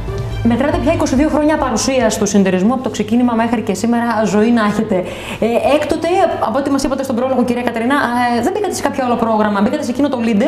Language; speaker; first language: Greek; native; Greek